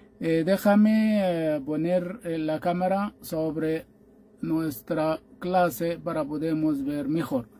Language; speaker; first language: Spanish; non-native, fluent; Arabic